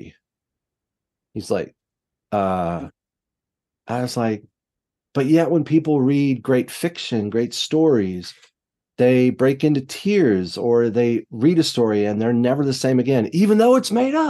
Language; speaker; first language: English; native; English